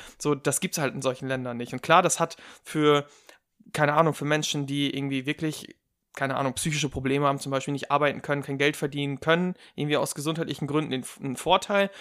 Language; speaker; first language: German; native; German